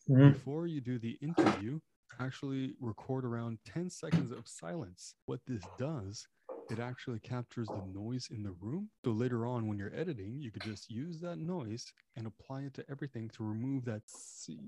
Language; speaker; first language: English; non-native, fluent; French